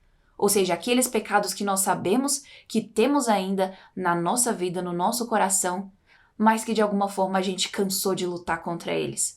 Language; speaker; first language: Portuguese; native; Portuguese